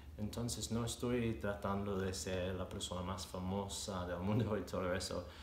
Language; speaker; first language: Spanish; non-native, fluent; English